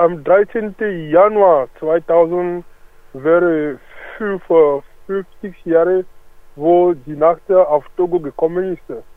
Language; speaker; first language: German; non-native, learner; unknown